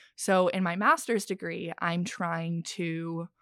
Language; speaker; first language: English; native; English